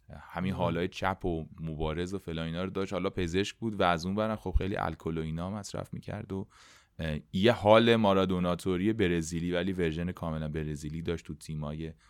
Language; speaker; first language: Persian; native; Persian